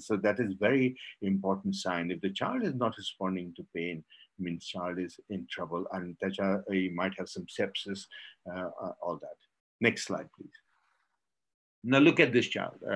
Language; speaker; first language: English; non-native, local second language; Marathi